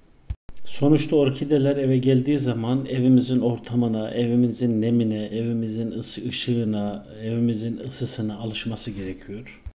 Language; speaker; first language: Turkish; native; Turkish